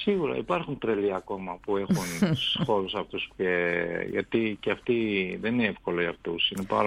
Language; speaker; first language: Greek; non-native, fluent; Armenian